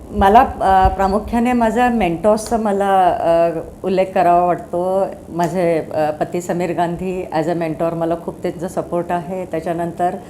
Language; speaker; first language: Marathi; native; Marathi